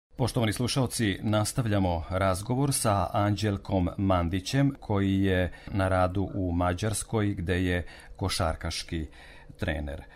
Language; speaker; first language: Serbian; native; Serbian